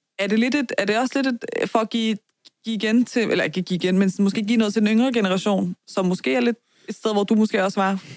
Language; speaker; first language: Danish; early bilingual, other home language; Persian